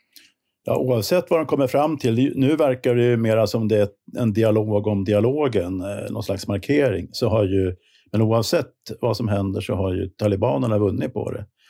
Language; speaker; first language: Swedish; native; Swedish